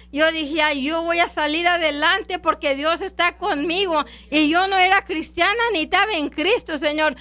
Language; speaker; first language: Spanish; non-native, local second language; English